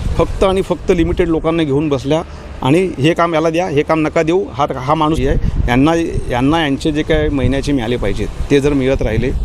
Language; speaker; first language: Marathi; native; Marathi